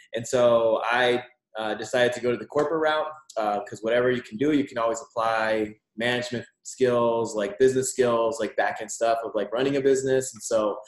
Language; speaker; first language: English; native; English